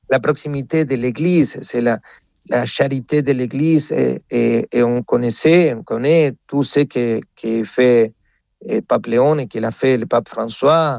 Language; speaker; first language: French; non-native, fluent; Spanish